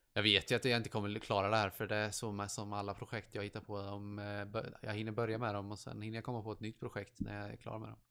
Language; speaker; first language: Swedish; native; Swedish